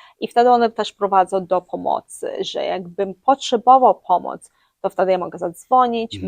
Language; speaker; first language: Polish; early bilingual, heritage; English